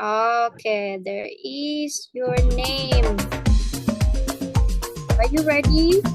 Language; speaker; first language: English; non-native, fluent; Indonesian